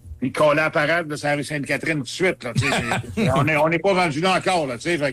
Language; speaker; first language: French; native; French